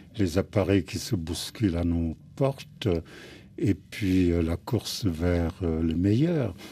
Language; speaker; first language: French; non-native, local second language; Wolof